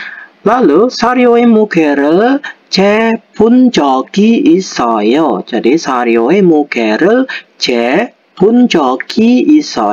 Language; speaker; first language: Korean; non-native, fluent; Indonesian